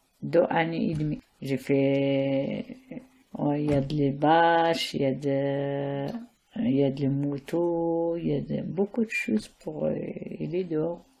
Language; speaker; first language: French; non-native, learner; Arabic